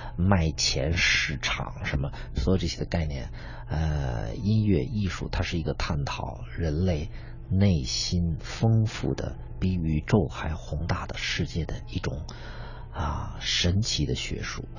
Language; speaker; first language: Chinese; native; Chinese